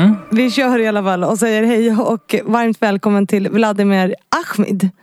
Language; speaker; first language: Swedish; native; Swedish